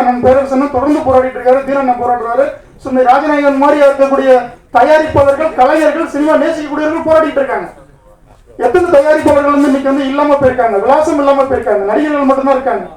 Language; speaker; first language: Tamil; native; Tamil